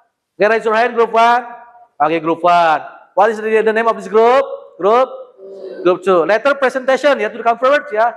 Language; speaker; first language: English; non-native, learner; Indonesian